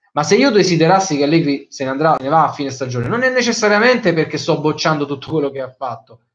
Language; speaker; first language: Italian; native; Italian